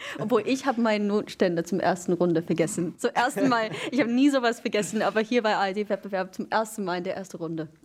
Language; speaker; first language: German; non-native, fluent; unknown